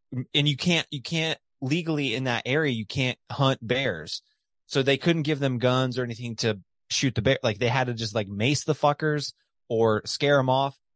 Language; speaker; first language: English; native; English